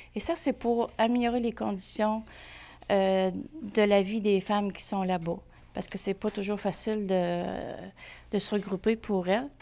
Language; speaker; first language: French; native; French